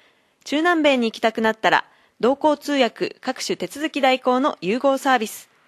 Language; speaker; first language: Japanese; native; Japanese